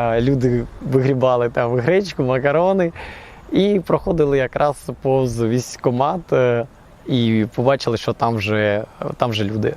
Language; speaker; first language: Ukrainian; native; Ukrainian